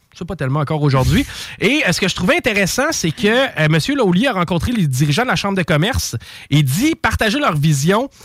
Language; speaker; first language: French; native; French